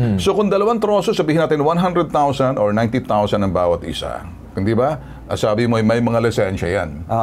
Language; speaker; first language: Filipino; native; Filipino